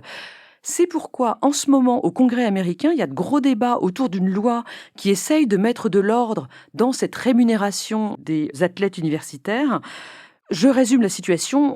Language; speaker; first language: French; native; French